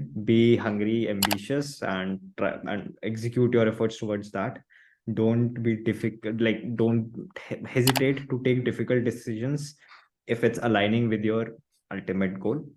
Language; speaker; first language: English; non-native, local second language; Hindi